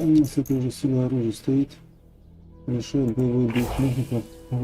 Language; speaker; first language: Russian; native; Russian